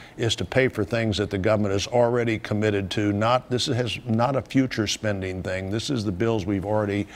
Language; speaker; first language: English; native; English